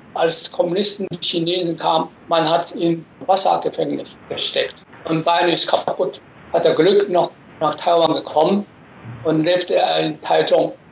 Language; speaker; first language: German; non-native, fluent; Chinese